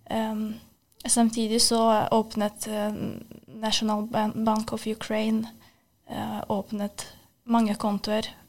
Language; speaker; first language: Norwegian; non-native, fluent; Ukrainian